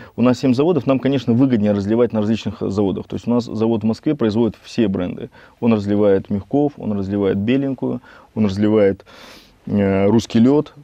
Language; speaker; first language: Russian; native; Russian